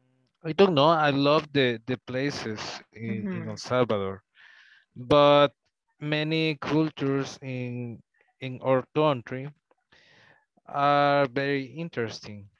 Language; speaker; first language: English; non-native, learner; Spanish